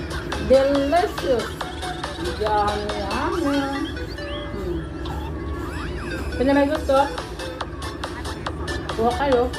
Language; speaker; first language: Filipino; non-native, learner; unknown